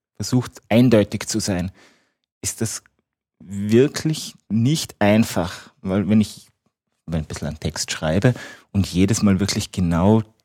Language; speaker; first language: German; native; German